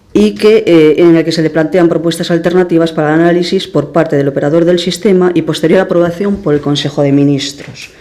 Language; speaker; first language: Spanish; native; Spanish